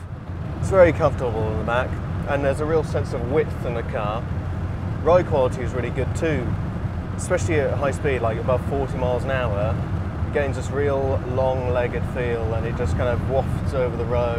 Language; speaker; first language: English; native; English